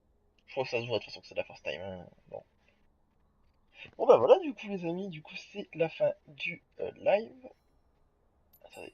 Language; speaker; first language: French; native; French